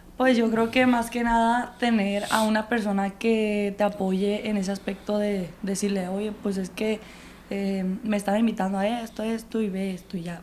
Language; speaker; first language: Spanish; native; Spanish